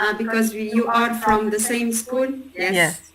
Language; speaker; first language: English; non-native, learner; Arabic